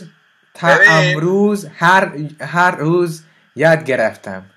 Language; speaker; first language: Persian; non-native, learner; French